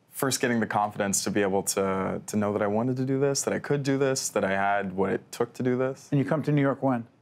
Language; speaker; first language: English; native; English